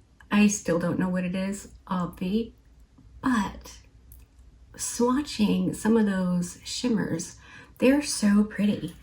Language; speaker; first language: English; native; English